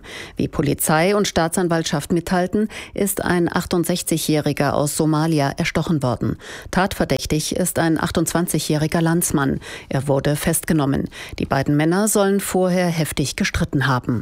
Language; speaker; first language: German; native; German